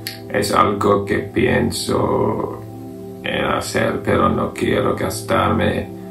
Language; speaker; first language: Spanish; non-native, learner; English